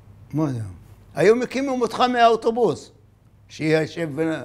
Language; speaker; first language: Hebrew; non-native, fluent; Arabic